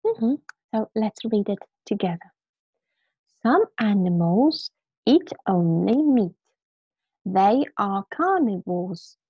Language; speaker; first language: English; non-native, fluent; Polish